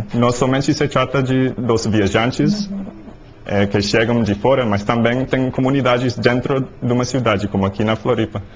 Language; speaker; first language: Portuguese; non-native, learner; English